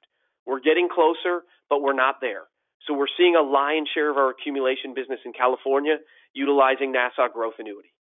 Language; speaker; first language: English; native; English